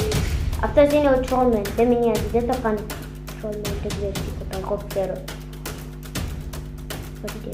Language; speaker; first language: Greek; non-native, learner; Arabic